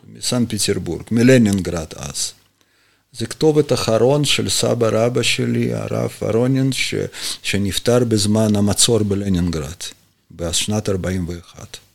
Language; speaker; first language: Hebrew; non-native, fluent; Russian